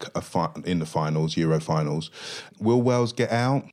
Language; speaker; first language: English; native; English